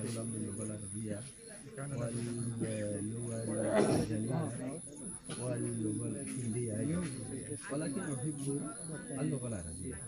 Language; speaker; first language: Arabic; non-native, fluent; Rohingya